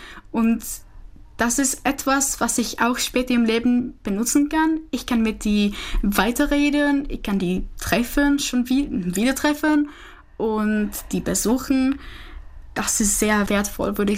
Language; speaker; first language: German; non-native, fluent; Czech